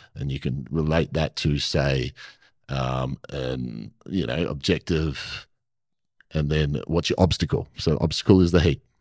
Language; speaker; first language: English; native; English